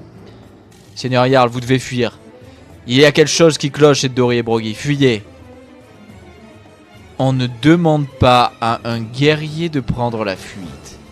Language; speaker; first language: French; native; French